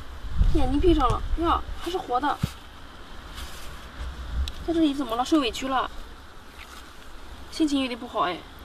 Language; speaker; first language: Chinese; native; Chinese